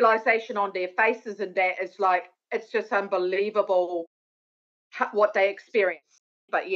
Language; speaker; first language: English; native; English